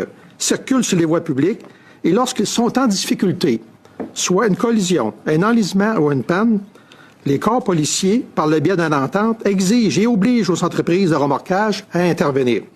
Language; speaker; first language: French; native; French